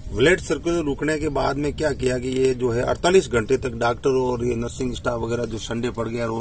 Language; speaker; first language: Hindi; native; Hindi